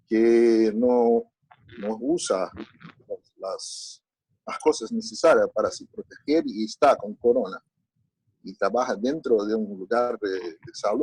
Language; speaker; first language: Spanish; non-native, fluent; Portuguese